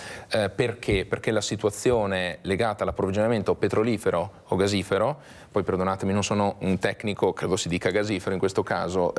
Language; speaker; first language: Italian; native; Italian